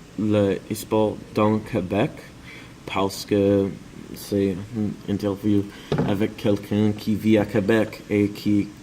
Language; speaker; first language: French; non-native, learner; English